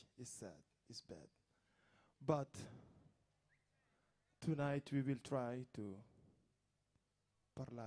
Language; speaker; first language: English; non-native, fluent; Tamasheq